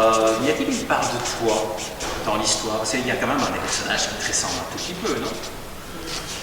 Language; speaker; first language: French; native; French